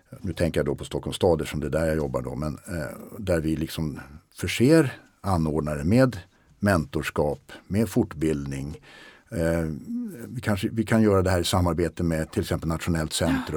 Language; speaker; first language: Swedish; native; Swedish